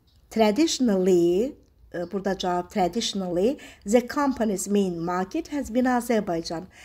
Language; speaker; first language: English; non-native, fluent; Azerbaijani